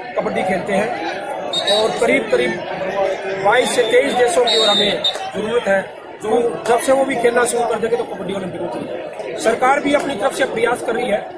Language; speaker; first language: Hindi; native; Hindi